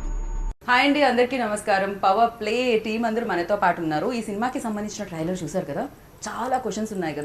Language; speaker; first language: Telugu; native; Telugu